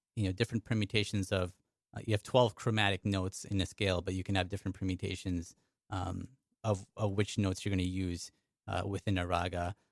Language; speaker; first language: English; native; English